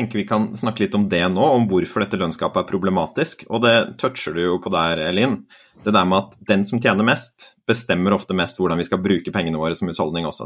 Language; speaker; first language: Norwegian; native; Norwegian